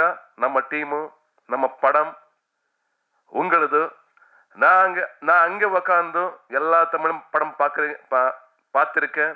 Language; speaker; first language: Tamil; non-native, learner; Kannada